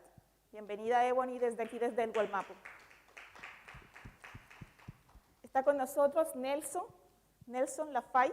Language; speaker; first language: Spanish; native; Spanish